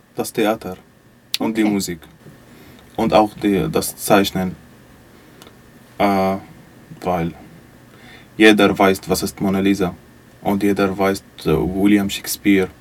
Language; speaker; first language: German; non-native, learner; Arabic